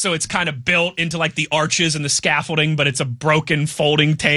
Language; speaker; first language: English; native; English